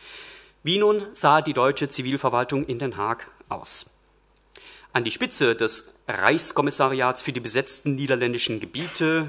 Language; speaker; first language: German; native; German